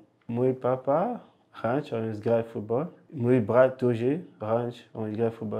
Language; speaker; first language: Russian; non-native, learner; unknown